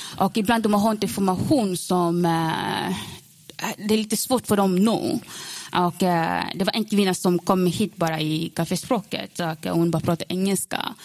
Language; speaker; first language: Swedish; non-native, learner; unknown